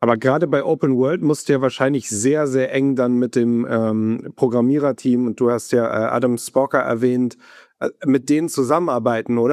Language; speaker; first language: German; native; German